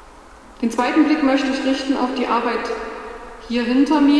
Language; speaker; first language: German; native; German